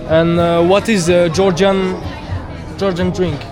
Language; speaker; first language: English; non-native, learner; French